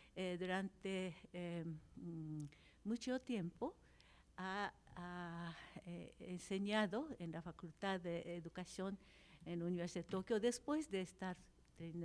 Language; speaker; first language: Spanish; non-native, fluent; Japanese